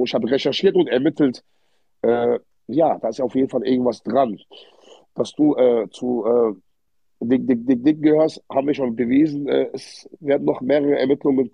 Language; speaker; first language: German; early bilingual, other home language; Arabic